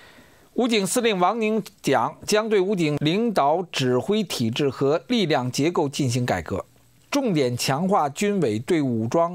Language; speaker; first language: Chinese; native; Chinese